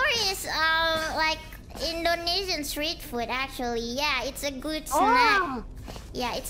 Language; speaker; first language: English; non-native, learner; Indonesian